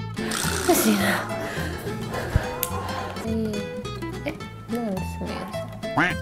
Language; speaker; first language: Chinese; non-native, fluent; Japanese